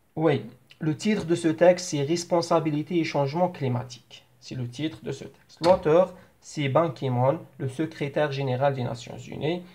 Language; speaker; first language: French; non-native, local second language; Arabic